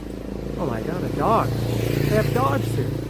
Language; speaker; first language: English; native; English